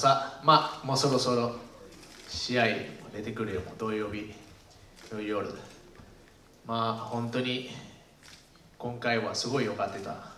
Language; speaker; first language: Japanese; non-native, fluent; Spanish